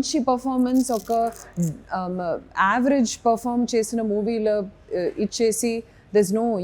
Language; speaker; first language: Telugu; non-native, fluent; Malayalam